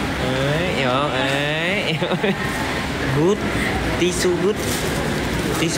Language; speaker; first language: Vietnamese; native; Vietnamese